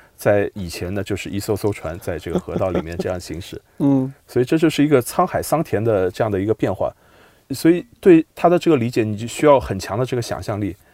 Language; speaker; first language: Chinese; native; Chinese